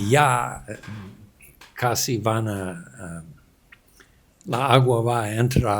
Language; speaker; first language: Spanish; non-native, learner; English